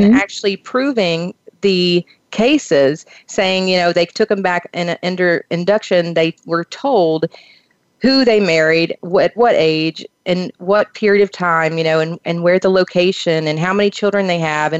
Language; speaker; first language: English; native; English